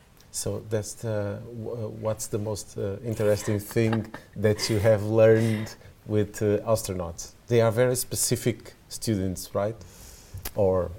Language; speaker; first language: English; non-native, fluent; Portuguese